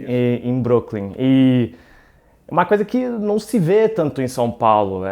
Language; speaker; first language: Portuguese; non-native, fluent; English